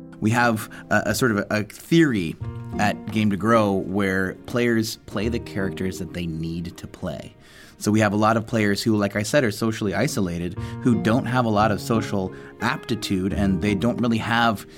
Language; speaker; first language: English; native; English